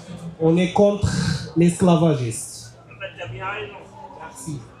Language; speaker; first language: French; non-native, learner; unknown